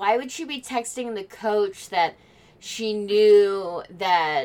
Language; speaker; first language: English; native; English